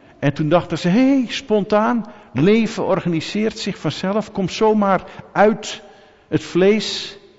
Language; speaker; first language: Dutch; native; Dutch